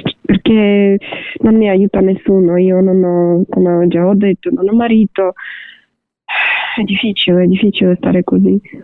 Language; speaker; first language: Italian; non-native, learner; Ukrainian